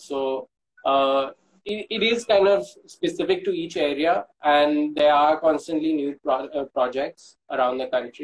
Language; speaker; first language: English; non-native, local second language; Hindi